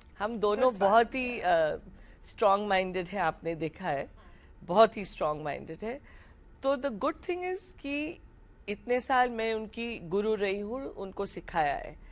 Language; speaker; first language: Hindi; non-native, local second language; Marathi